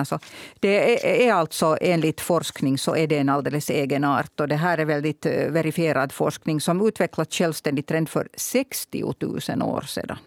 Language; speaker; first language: Swedish; native; Swedish